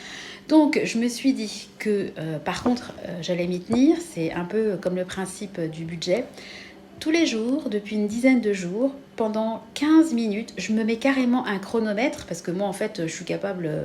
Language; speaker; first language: French; native; French